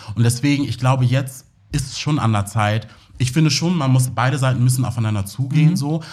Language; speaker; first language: German; native; German